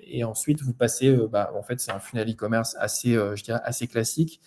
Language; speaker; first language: French; native; French